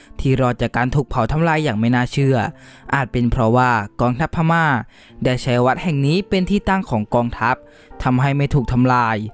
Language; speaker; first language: Thai; native; Thai